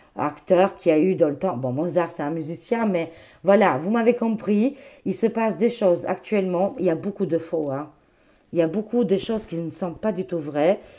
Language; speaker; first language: French; non-native, fluent; Albanian